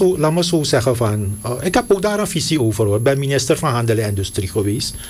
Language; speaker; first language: Dutch; native; Dutch